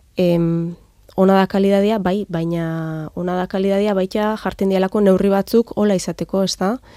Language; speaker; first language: Basque; native; Basque